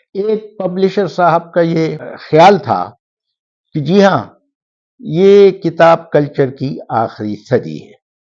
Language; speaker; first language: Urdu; non-native, local second language; Pashto